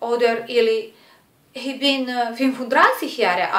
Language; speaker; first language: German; non-native, learner; Serbian